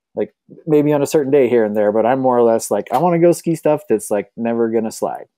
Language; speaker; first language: English; native; English